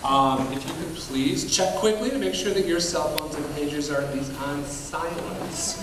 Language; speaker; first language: English; native; English